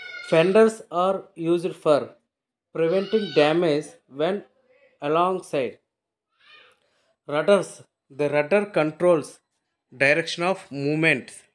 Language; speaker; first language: English; non-native, local second language; Telugu